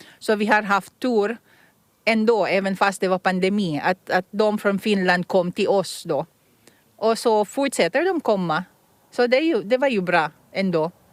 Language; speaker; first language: Swedish; non-native, fluent; Filipino